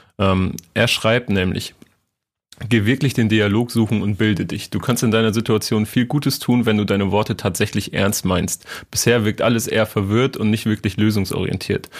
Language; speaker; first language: German; native; German